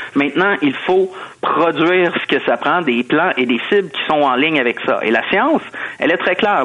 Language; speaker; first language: French; native; French